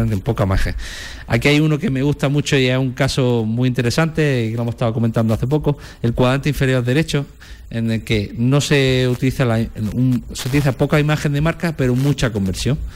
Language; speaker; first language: Spanish; native; Spanish